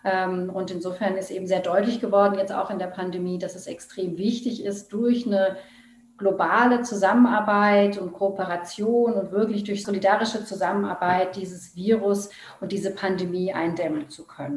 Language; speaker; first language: German; native; German